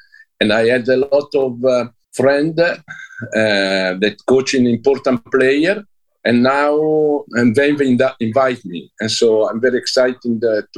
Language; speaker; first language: English; non-native, learner; Italian